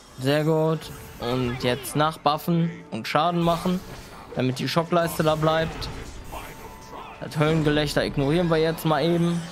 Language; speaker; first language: German; native; German